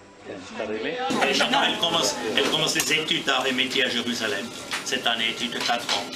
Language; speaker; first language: French; native; French